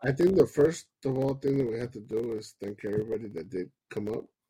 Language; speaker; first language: English; early bilingual, other home language; Spanish